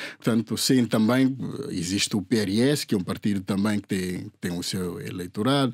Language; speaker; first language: Portuguese; non-native, local second language; Upper Guinea Crioulo